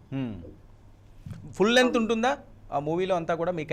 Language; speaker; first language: Telugu; native; Telugu